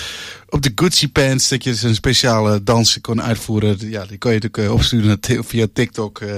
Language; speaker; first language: Dutch; native; Dutch